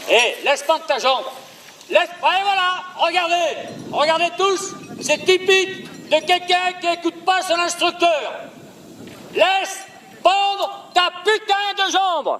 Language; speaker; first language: French; native; French